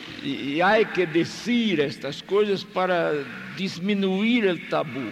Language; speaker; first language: Spanish; non-native, fluent; Portuguese